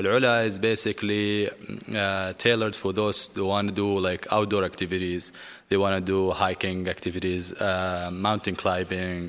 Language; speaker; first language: English; non-native, fluent; Arabic